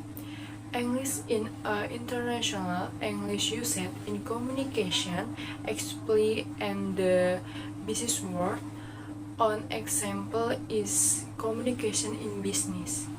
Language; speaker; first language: English; non-native, learner; Indonesian